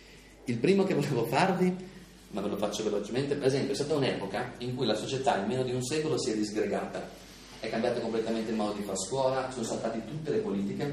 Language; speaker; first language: Italian; native; Italian